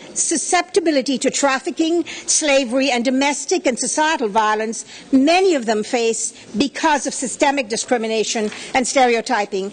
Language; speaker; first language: English; native; English